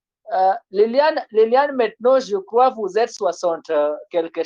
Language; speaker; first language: French; non-native, fluent; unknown